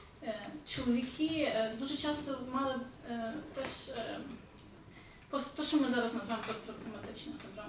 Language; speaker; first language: Ukrainian; early bilingual, heritage; Ukrainian